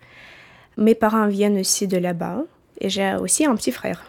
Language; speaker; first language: French; non-native, fluent; Ukrainian